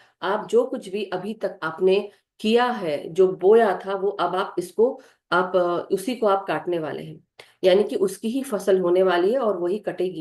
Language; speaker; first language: Hindi; native; Hindi